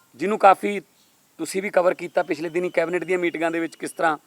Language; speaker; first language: Hindi; non-native, local second language; Punjabi